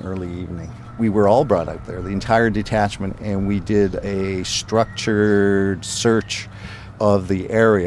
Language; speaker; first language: English; non-native, fluent; French